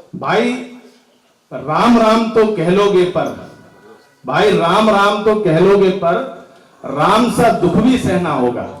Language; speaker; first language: Hindi; native; Hindi